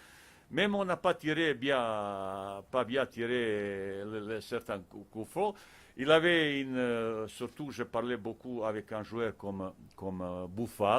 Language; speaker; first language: French; non-native, fluent; Bosnian